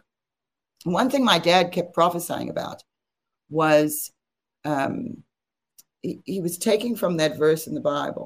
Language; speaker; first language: English; native; English